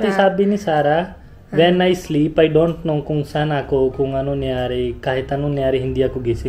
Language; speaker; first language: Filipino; non-native, learner; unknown